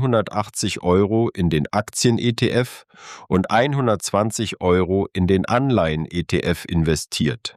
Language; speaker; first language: German; native; German